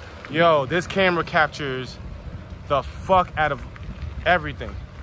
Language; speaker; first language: English; early bilingual, other home language; Spanish